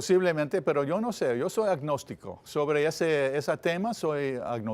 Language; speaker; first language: Spanish; non-native, fluent; English